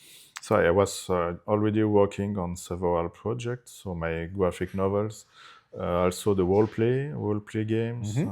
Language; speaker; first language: English; non-native, fluent; Italian